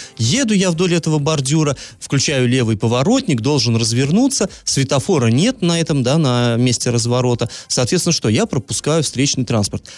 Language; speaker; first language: Russian; native; Russian